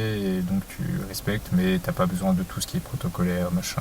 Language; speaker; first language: French; native; French